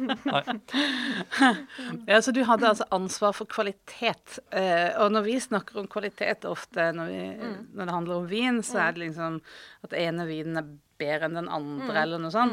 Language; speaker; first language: Norwegian; native; Norwegian